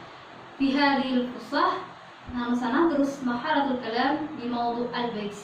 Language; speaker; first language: Arabic; non-native, learner; Indonesian